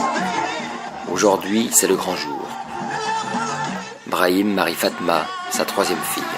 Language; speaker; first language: French; native; French